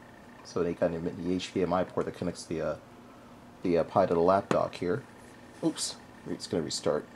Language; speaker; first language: English; native; English